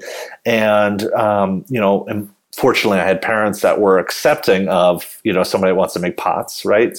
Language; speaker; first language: English; native; English